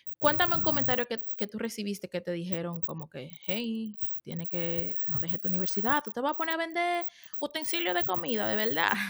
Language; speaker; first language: Spanish; native; Spanish